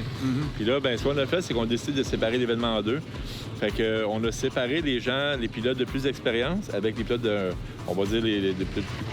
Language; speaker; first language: French; native; French